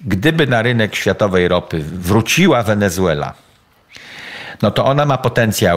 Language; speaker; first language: Polish; native; Polish